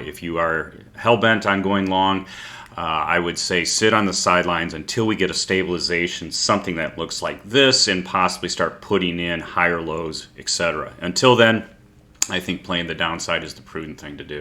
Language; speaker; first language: English; native; English